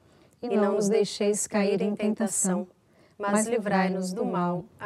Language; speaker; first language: Portuguese; native; Portuguese